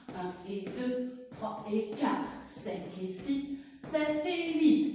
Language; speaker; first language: French; native; French